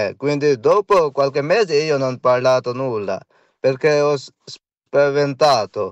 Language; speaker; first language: Italian; non-native, learner; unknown